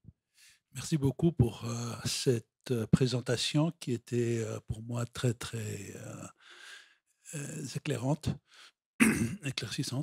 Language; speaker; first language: French; non-native, fluent; Greek